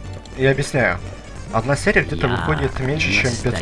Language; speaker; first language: Russian; native; Russian